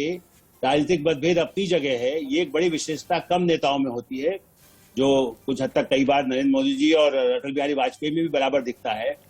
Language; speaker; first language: Hindi; native; Hindi